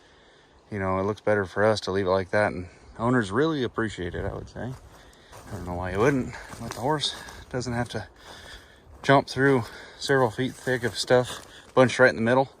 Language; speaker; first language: English; native; English